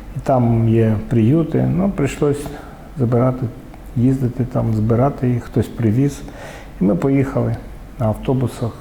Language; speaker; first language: Ukrainian; native; Ukrainian